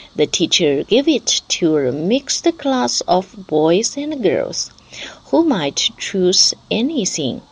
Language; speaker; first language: English; non-native, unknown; Chinese